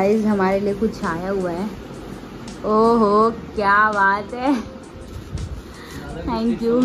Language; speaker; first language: Hindi; native; Hindi